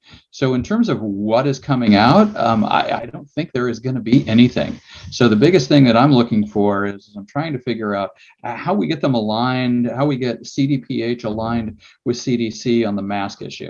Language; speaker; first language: English; native; English